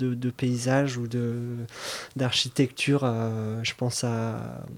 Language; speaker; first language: French; native; French